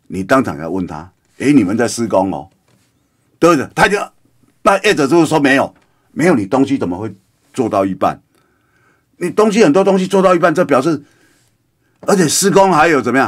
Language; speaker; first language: Chinese; native; Chinese